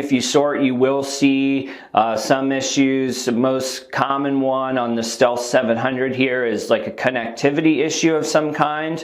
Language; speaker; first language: English; native; English